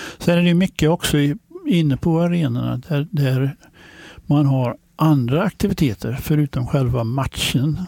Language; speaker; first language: Swedish; non-native, fluent; English